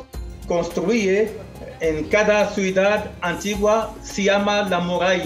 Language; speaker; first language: Spanish; non-native, fluent; Arabic